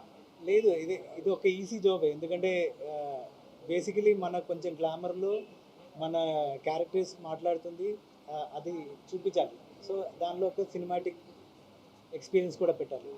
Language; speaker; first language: Telugu; non-native, fluent; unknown